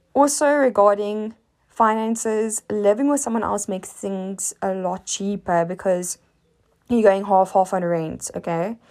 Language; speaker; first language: English; native; English